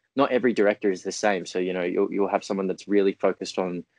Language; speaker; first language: English; native; English